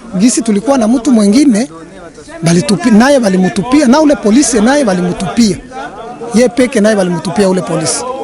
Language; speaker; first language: Swahili; non-native, local second language; Kinyarwanda